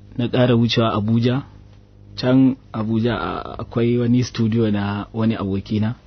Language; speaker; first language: Hausa; native; Hausa